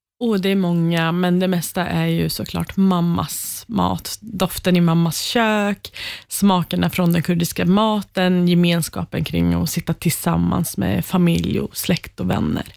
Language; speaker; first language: Swedish; early bilingual, other home language; Central Kurdish